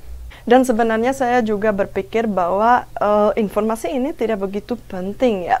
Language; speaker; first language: Indonesian; non-native, fluent; Czech